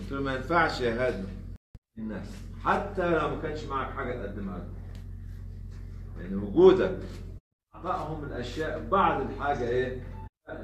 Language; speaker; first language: Arabic; native; Arabic